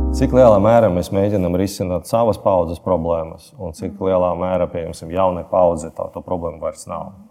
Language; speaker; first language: Latvian; non-native, local second language; Russian